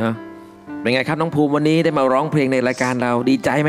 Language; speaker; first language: Thai; native; Thai